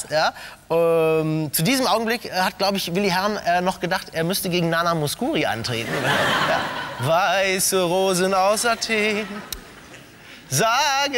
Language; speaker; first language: German; native; German